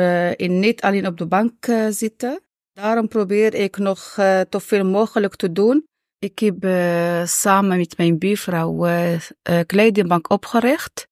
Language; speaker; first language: Dutch; non-native, fluent; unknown